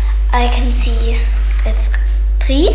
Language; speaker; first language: English; non-native, learner; German